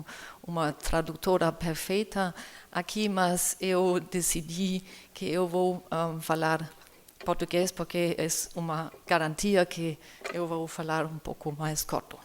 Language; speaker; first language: Portuguese; non-native, learner; German